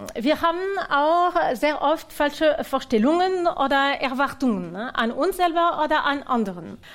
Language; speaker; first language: German; non-native, fluent; French